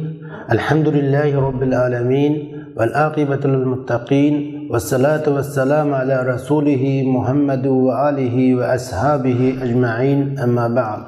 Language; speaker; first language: Arabic; non-native, fluent; Uzbek